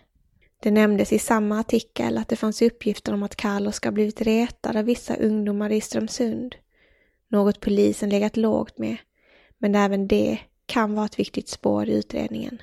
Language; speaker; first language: Swedish; native; Swedish